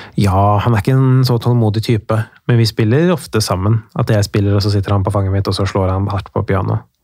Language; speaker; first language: Norwegian; early bilingual, other home language; Persian